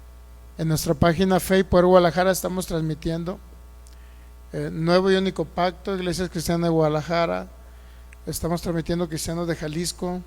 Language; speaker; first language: Spanish; native; Spanish